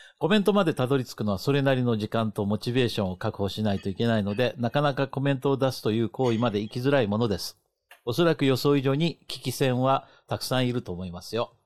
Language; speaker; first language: Japanese; native; Japanese